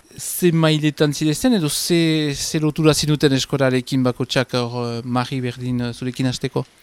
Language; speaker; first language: Basque; native; Basque